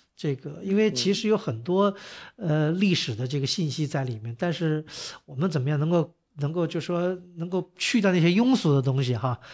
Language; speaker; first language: Chinese; native; Chinese